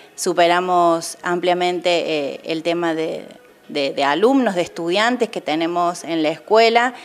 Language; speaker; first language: Spanish; native; Spanish